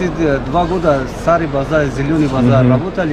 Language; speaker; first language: Russian; non-native, local second language; Tajik